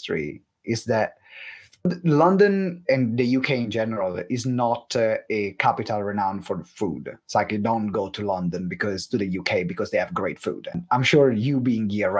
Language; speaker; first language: English; non-native, fluent; Italian